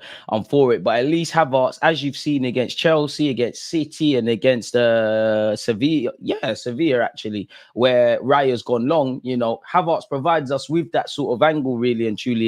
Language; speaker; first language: English; native; English